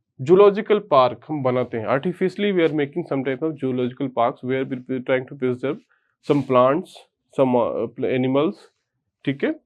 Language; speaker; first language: Hindi; native; Hindi